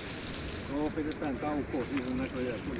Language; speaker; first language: Finnish; native; Finnish